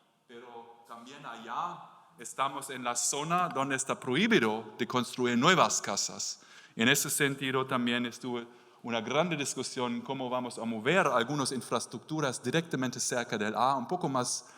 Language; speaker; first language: Spanish; non-native, learner; German